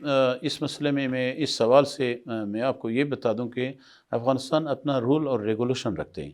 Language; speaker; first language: Hindi; non-native, fluent; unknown